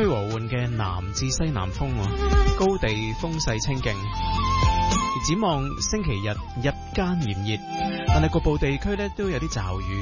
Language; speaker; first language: Chinese; non-native, local second language; Cantonese